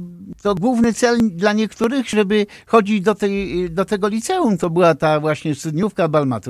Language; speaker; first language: Polish; native; Polish